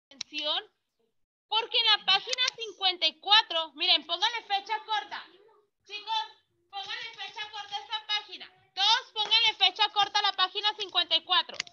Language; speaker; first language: Spanish; native; Spanish